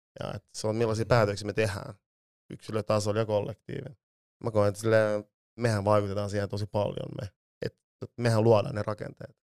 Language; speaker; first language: Finnish; early bilingual, other home language; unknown